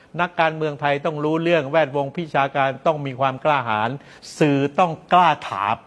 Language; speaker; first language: Thai; native; Thai